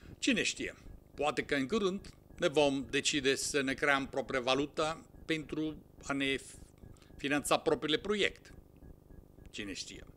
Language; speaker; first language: Romanian; non-native, fluent; Italian